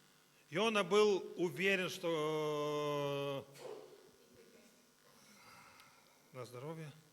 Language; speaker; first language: Russian; native; Russian